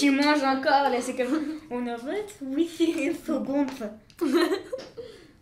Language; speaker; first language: French; non-native, fluent; Bulgarian